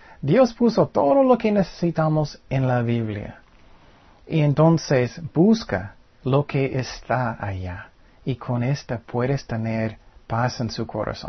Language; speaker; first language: Spanish; non-native, fluent; English